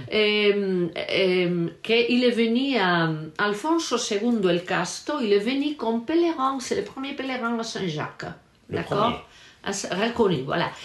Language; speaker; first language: French; non-native, learner; Galician